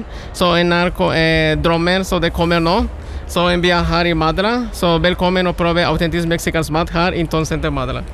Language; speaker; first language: Norwegian; non-native, learner; Spanish